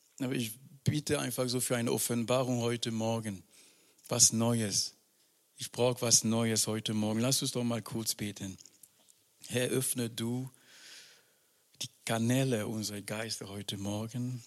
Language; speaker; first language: German; non-native, fluent; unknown